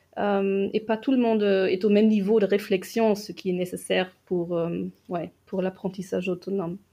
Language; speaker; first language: French; non-native, fluent; German